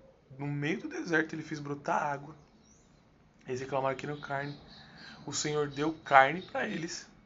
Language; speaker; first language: Portuguese; native; Portuguese